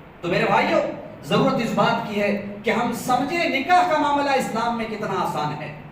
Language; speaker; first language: Urdu; native; Urdu